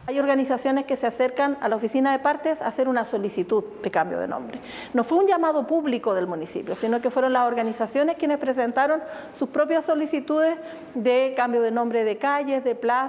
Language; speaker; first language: Spanish; native; Spanish